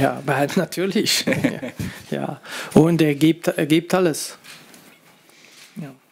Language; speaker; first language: German; non-native, fluent; French